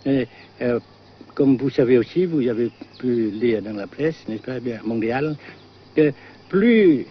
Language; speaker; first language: French; non-native, local second language; Vietnamese